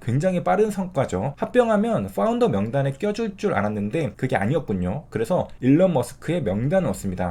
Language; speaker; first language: Korean; native; Korean